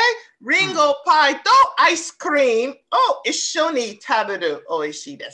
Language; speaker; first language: Japanese; non-native, learner; English